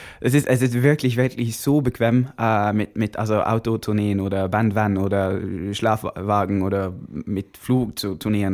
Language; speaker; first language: German; non-native, learner; Norwegian